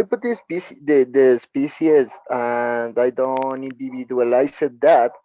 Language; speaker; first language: English; non-native, learner; Spanish